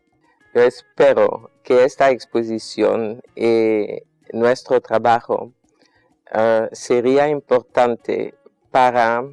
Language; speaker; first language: Spanish; non-native, fluent; Dutch